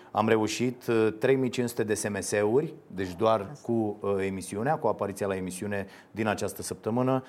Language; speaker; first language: Romanian; native; Romanian